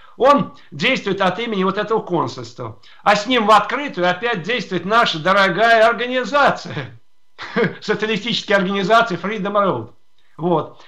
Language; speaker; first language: Russian; native; Russian